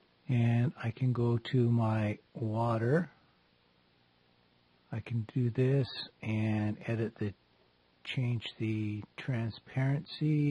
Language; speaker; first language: English; native; English